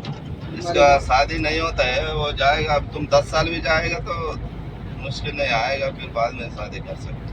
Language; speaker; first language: Hindi; non-native, local second language; Telugu